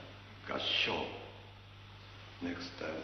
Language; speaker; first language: English; non-native, learner; Japanese